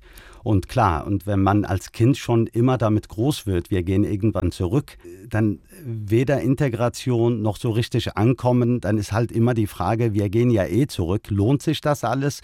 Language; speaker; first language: German; early bilingual, other home language; Turkish